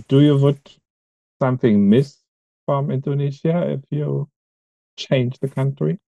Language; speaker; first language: English; non-native, fluent; German